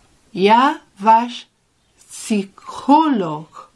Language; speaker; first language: Ukrainian; non-native, learner; English